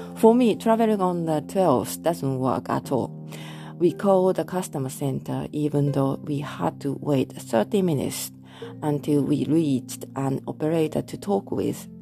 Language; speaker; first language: English; non-native, fluent; Japanese